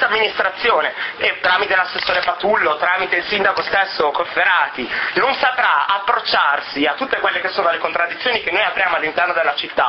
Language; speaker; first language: Italian; native; Italian